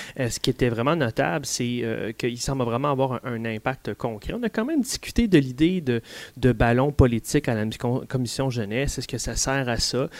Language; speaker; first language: French; native; French